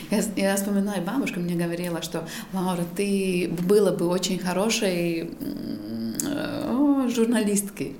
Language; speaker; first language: Russian; non-native, local second language; Latvian